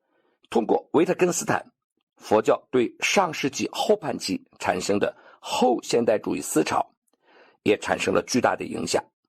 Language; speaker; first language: Chinese; native; Chinese